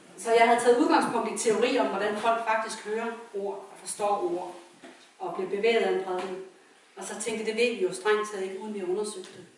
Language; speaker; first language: Danish; native; Danish